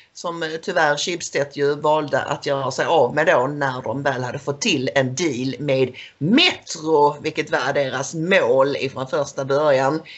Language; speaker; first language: Swedish; native; Swedish